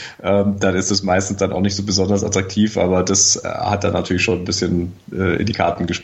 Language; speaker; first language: German; native; German